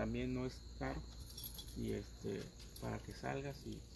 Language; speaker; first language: Spanish; native; Spanish